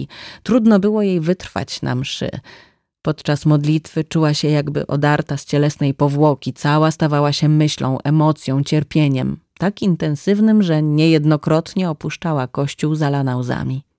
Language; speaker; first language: Polish; native; Polish